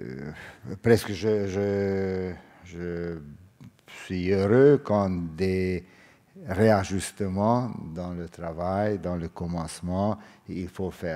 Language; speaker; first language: French; non-native, fluent; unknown